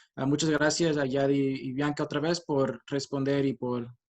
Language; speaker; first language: Spanish; early bilingual, heritage; Spanish